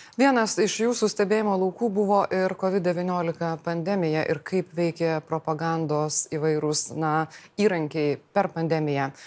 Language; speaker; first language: Lithuanian; native; Lithuanian